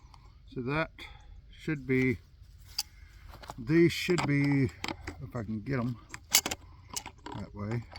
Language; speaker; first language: English; native; English